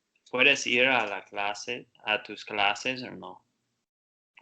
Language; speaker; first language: Spanish; non-native, learner; Portuguese